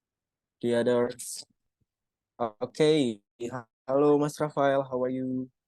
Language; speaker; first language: English; non-native, fluent; Indonesian